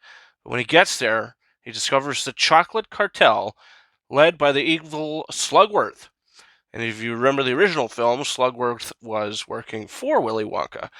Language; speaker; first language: English; native; English